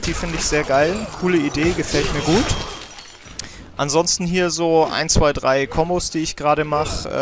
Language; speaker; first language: German; native; German